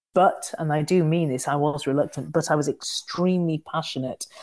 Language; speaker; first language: English; native; English